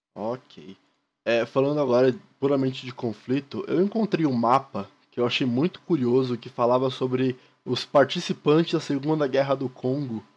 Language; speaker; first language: Portuguese; native; Portuguese